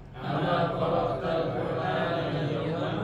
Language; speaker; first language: Arabic; non-native, learner; Indonesian